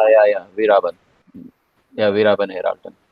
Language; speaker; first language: German; non-native, learner; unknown